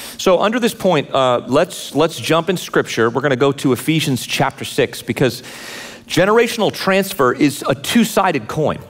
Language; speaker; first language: English; native; English